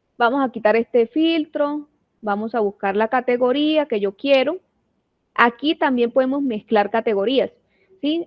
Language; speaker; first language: Spanish; native; Spanish